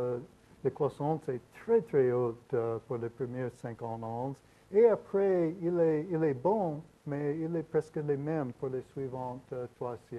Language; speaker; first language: French; non-native, learner; English